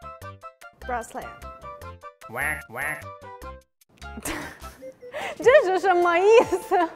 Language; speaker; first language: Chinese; non-native, learner; Russian